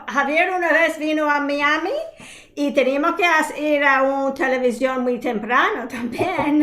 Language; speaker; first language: Spanish; non-native, fluent; English